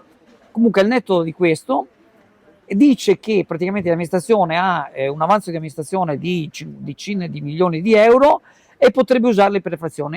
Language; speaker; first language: Italian; native; Italian